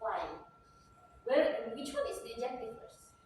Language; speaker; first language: English; non-native, fluent; Indonesian